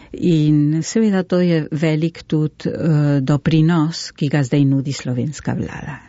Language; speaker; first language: Slovenian; early bilingual, heritage; Slovenian